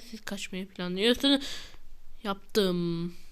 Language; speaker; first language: Turkish; native; Turkish